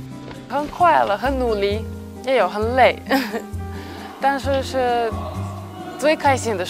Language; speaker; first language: Chinese; non-native, fluent; Serbian